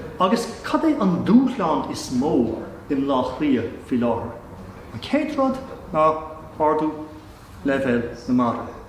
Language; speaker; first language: Irish; non-native, local second language; English